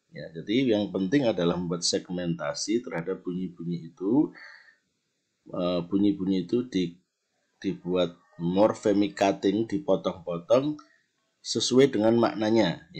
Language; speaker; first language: Indonesian; native; Indonesian